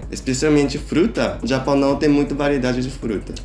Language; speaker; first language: Portuguese; non-native, learner; Japanese